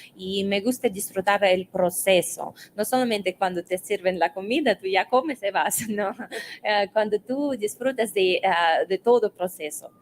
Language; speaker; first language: Spanish; non-native, fluent; Russian